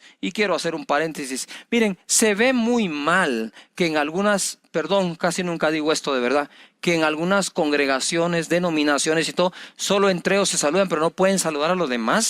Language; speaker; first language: Spanish; native; Spanish